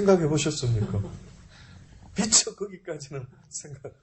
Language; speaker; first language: Korean; native; Korean